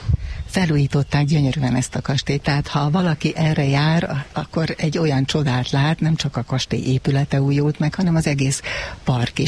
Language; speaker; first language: Hungarian; native; Hungarian